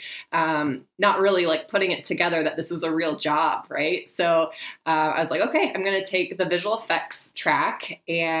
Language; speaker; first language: English; native; English